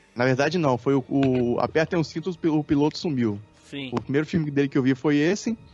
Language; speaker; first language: Portuguese; native; Portuguese